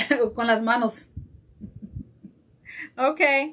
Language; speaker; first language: Spanish; early bilingual, heritage; Spanish